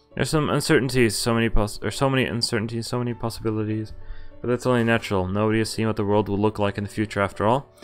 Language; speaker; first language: English; non-native, fluent; Dutch